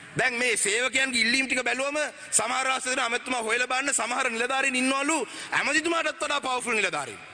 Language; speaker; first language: Sinhala; non-native, local second language; Tamil